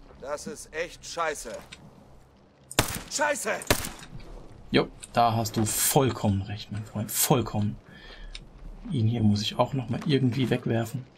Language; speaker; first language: German; native; German